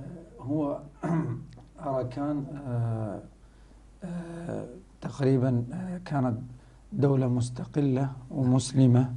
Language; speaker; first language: Arabic; non-native, fluent; Rohingya